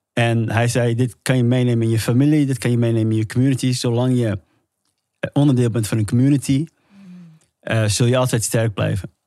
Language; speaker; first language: Dutch; early bilingual, other home language; Somali